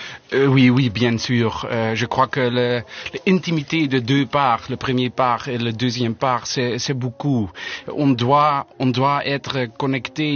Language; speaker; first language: French; non-native, learner; Dutch